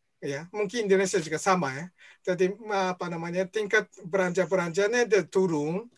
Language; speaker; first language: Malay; non-native, fluent; Japanese